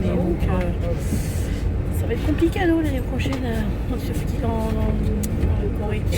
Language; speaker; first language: French; native; French